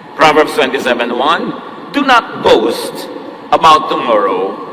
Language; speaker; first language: English; non-native, local second language; Filipino